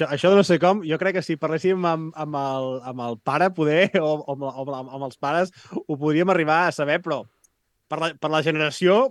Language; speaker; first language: Catalan; native; Catalan